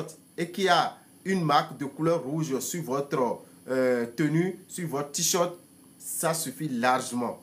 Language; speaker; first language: French; non-native, local second language; Fon